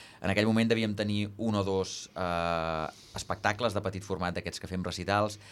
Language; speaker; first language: Catalan; native; Catalan